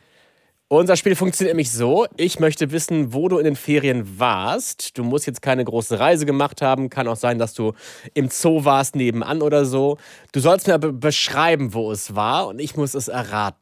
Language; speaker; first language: German; native; German